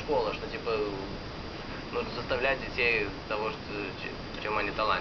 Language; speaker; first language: Russian; early bilingual, heritage; Russian